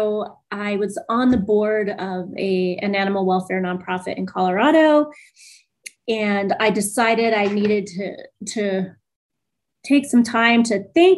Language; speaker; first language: English; native; English